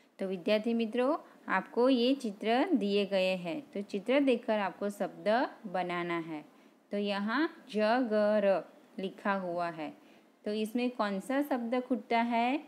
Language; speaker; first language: Hindi; non-native, local second language; Gujarati